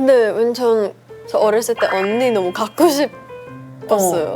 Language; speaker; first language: Korean; early bilingual, heritage; English